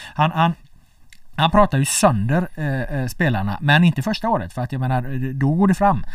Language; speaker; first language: Swedish; native; Swedish